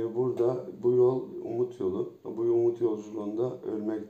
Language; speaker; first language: Turkish; native; Turkish